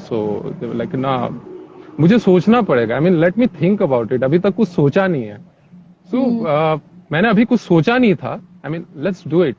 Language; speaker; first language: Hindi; native; Hindi